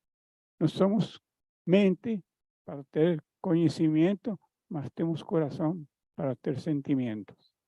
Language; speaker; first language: Portuguese; non-native, fluent; Spanish